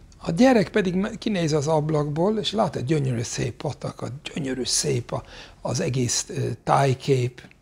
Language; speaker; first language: Hungarian; non-native, fluent; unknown